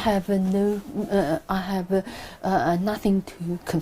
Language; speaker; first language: English; non-native, learner; Chinese